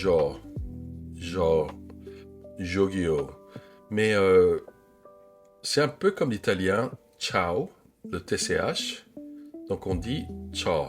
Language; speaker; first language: French; non-native, fluent; Korean